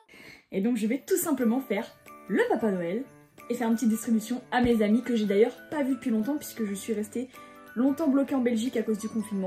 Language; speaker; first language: French; native; French